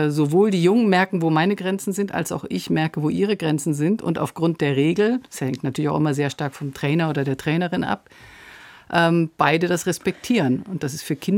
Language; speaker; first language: German; native; German